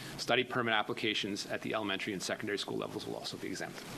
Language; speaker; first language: English; native; English